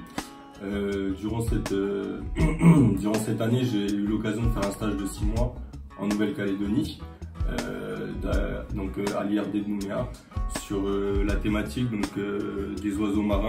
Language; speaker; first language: French; native; French